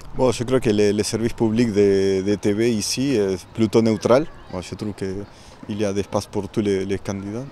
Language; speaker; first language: French; non-native, fluent; Spanish